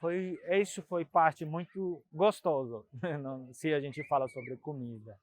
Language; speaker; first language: Portuguese; non-native, fluent; Punjabi